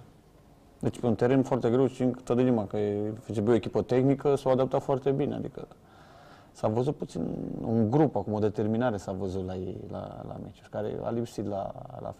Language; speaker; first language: Romanian; native; Romanian